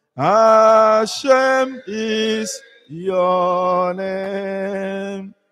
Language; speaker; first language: English; non-native, local second language; Igbo